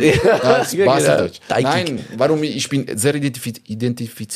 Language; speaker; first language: German; non-native, local second language; French